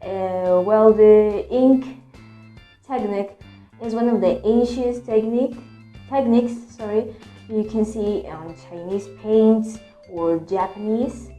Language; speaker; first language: English; non-native, learner; Spanish